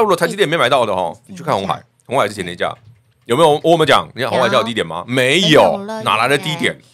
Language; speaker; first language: Chinese; native; Chinese